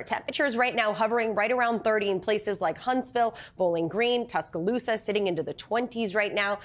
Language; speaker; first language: English; native; English